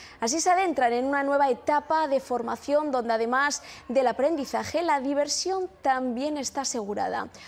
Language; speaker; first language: Spanish; non-native, fluent; Arabic